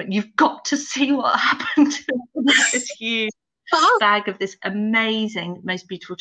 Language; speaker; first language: English; native; English